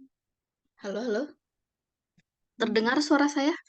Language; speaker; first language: Indonesian; native; Indonesian